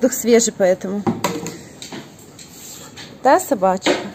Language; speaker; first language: Russian; native; Russian